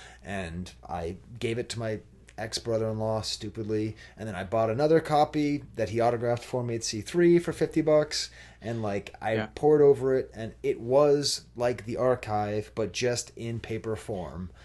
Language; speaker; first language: English; native; English